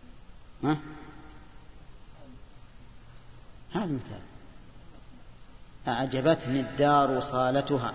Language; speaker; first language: Arabic; native; Arabic